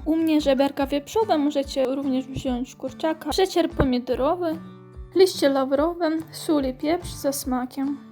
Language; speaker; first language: Polish; non-native, fluent; Ukrainian